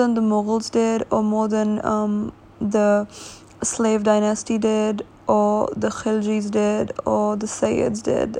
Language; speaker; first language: English; non-native, local second language; Urdu